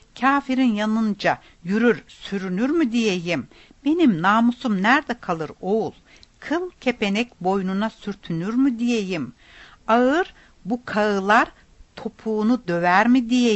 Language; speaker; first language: Turkish; native; Turkish